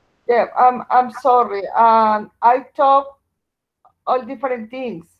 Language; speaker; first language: English; non-native, learner; Spanish